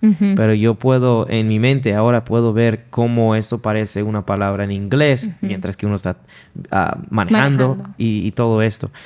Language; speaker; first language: Spanish; non-native, fluent; English